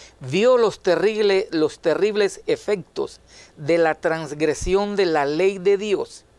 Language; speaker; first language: Spanish; native; Spanish